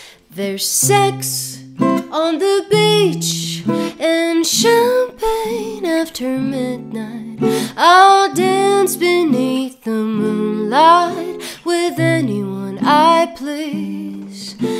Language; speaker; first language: English; non-native, fluent; Italian